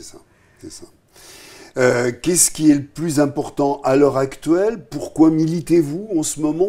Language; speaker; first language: French; native; French